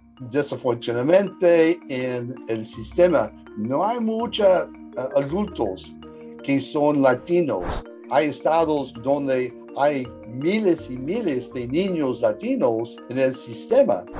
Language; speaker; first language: Spanish; early bilingual, heritage; English